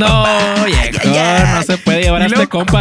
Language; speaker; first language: Spanish; early bilingual, other home language; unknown